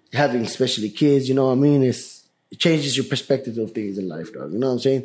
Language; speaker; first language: English; early bilingual, other home language; Spanish